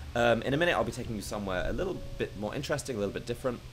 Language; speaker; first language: English; native; English